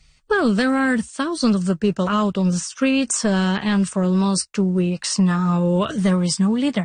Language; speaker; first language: English; non-native, fluent; Albanian